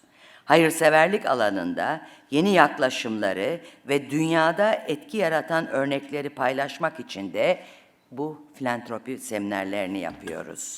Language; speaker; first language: Turkish; native; Turkish